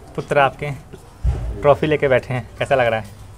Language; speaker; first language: Hindi; native; Hindi